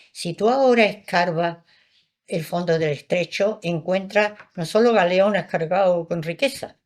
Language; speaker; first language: Spanish; early bilingual, other home language; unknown